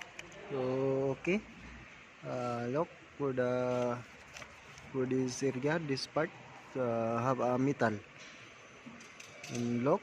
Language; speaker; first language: English; non-native, learner; Filipino